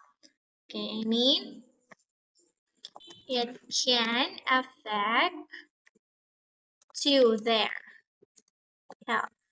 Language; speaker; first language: English; non-native, fluent; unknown